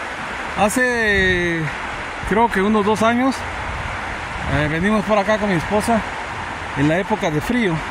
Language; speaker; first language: Spanish; native; Spanish